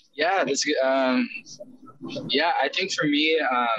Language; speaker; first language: English; native; English